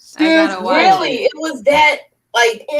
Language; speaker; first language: English; native; English